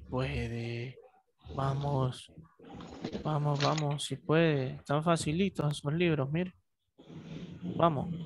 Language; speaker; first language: Spanish; native; Spanish